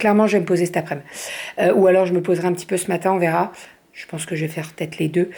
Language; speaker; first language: French; native; French